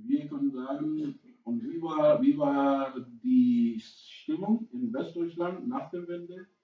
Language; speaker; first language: German; non-native, fluent; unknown